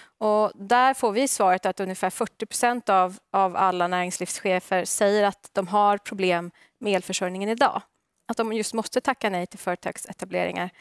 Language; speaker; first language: Swedish; native; Swedish